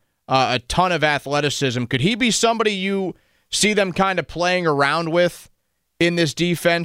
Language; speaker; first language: English; native; English